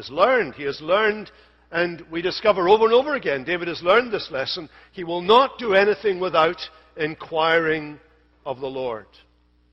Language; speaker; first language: English; native; English